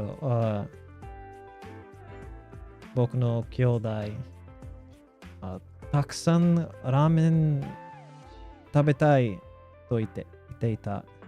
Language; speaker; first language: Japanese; non-native, learner; English